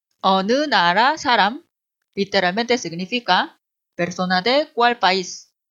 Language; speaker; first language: Spanish; non-native, fluent; Korean